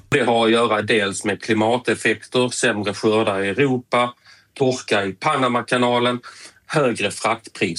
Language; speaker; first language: Swedish; native; Swedish